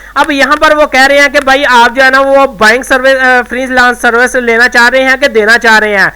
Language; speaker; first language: Urdu; non-native, local second language; Punjabi